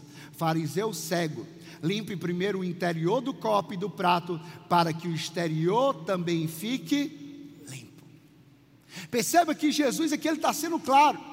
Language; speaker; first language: Portuguese; native; Portuguese